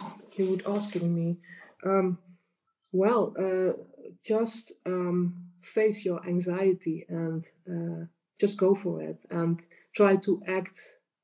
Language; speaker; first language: English; non-native, fluent; Dutch